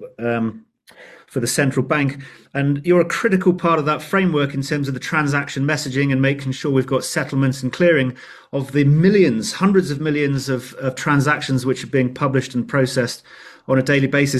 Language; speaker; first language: English; native; English